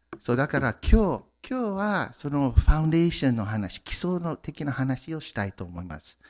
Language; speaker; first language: Japanese; non-native, fluent; English